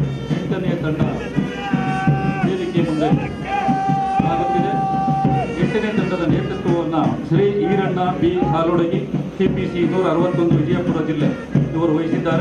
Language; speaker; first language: Kannada; native; Kannada